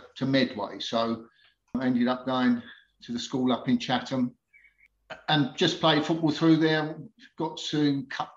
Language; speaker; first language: English; native; English